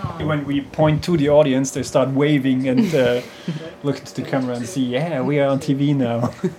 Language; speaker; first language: English; non-native, fluent; German